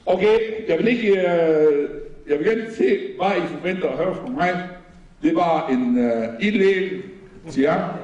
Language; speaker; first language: Danish; non-native, fluent; Arabic